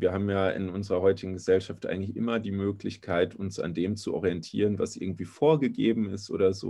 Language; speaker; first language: German; native; German